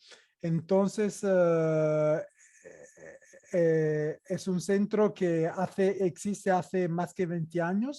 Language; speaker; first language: Spanish; non-native, fluent; Italian